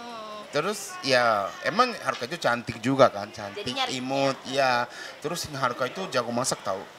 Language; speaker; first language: Indonesian; non-native, fluent; Japanese